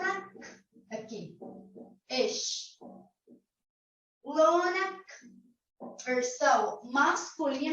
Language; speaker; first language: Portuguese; non-native, fluent; Arabic